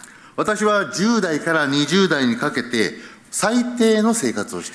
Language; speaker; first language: Japanese; early bilingual, heritage; Japanese